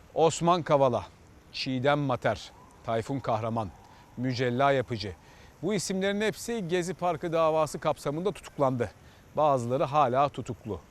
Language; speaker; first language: Turkish; native; Turkish